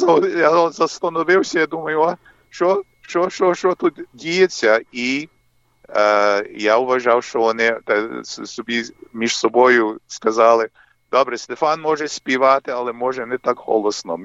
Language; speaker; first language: Ukrainian; early bilingual, heritage; English